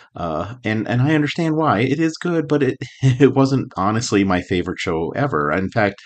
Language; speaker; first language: English; native; English